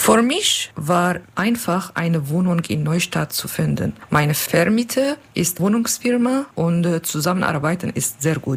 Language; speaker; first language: German; non-native, learner; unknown